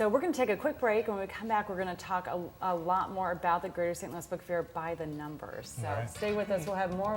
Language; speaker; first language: English; native; English